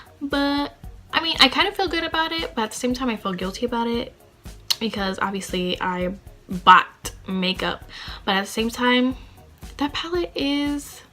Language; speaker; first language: English; native; English